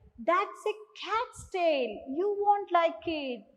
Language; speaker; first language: English; non-native, local second language; Tamil